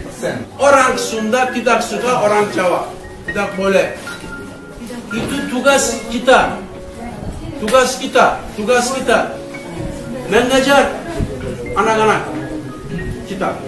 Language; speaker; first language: Indonesian; non-native, learner; Turkish